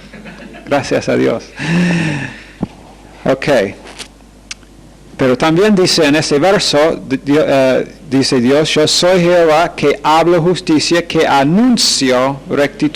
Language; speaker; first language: Spanish; non-native, fluent; English